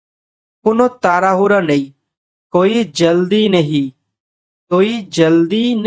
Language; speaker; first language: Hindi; non-native, fluent; Bangla